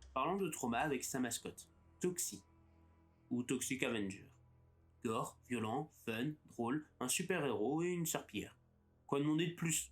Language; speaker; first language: French; native; French